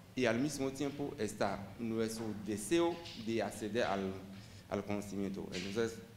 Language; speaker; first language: Spanish; non-native, fluent; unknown